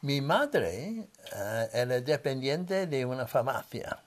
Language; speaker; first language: Spanish; non-native, fluent; English